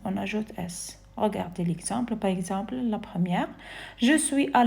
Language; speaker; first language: French; non-native, fluent; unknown